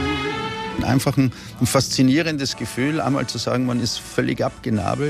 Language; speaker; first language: German; native; German